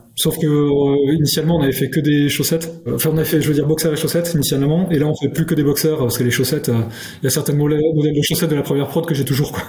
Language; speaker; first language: French; native; French